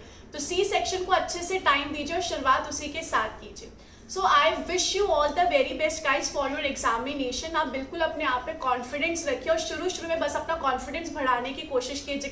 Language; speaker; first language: Hindi; native; Hindi